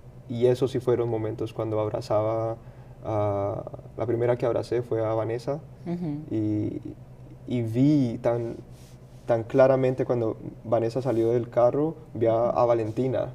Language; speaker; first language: Spanish; early bilingual, heritage; Spanish